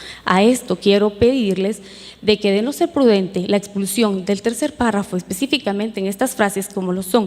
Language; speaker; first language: Spanish; native; Spanish